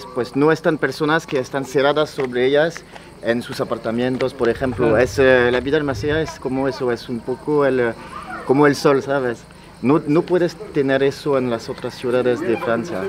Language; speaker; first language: Spanish; non-native, learner; French